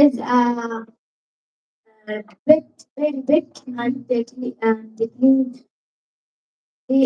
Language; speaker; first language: English; non-native, learner; Arabic